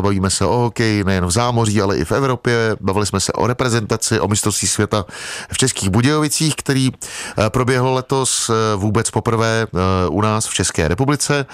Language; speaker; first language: Czech; native; Czech